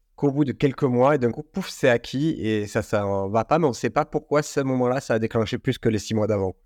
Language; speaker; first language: French; non-native, fluent; Portuguese